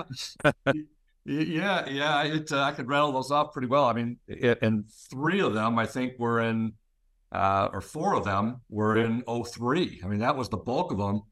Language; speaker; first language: English; native; English